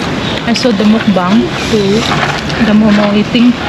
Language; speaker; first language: English; non-native, learner; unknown